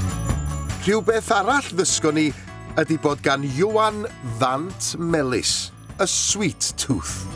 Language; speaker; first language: Welsh; native; Welsh